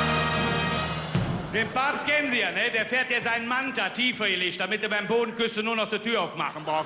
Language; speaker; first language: German; native; German